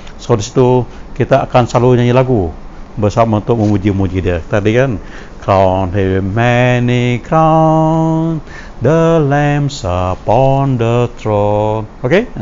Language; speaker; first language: Malay; non-native, local second language; Iban